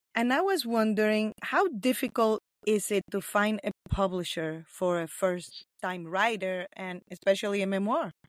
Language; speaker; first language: English; non-native, fluent; Spanish